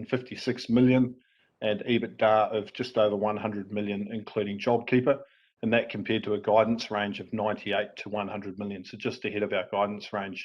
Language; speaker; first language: English; native; English